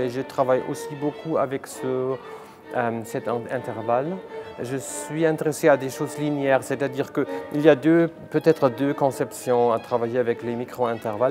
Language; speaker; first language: French; non-native, fluent; German